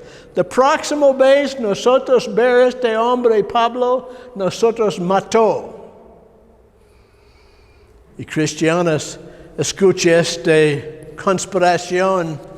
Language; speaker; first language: Spanish; non-native, learner; English